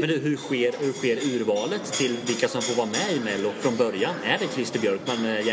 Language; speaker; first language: Swedish; native; Swedish